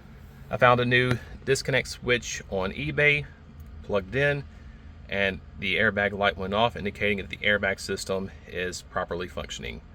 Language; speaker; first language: English; native; English